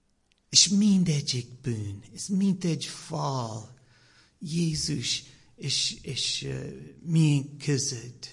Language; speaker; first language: Hungarian; non-native, learner; English